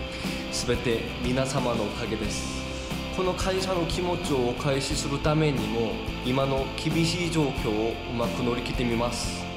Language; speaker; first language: Japanese; non-native, fluent; Korean